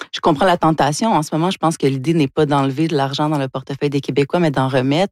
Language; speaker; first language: French; native; French